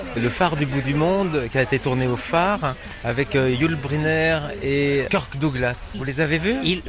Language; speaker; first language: French; native; French